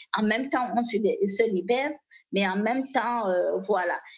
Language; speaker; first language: French; non-native, local second language; Fula